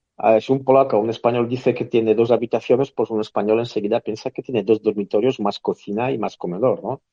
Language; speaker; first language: Spanish; non-native, fluent; Polish